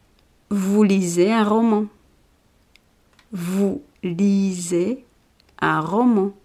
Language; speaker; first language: French; non-native, fluent; Spanish